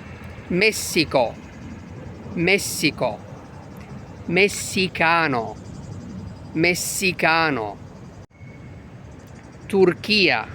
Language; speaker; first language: Italian; non-native, fluent; Arabic